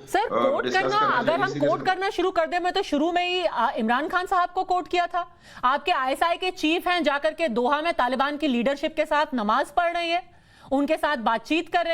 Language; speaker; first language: Hindi; native; Hindi